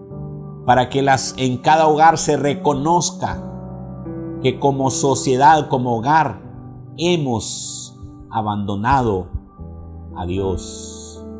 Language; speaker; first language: Spanish; native; Spanish